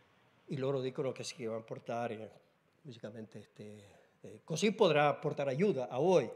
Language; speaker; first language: Italian; non-native, learner; Spanish